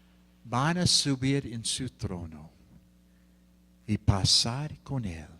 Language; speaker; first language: Spanish; non-native, fluent; English